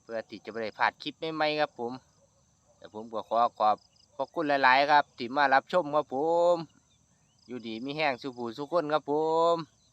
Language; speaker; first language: Thai; native; Thai